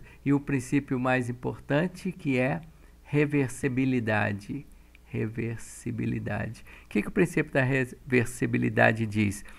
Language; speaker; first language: Portuguese; native; Portuguese